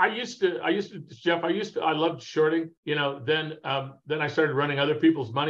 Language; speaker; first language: English; native; English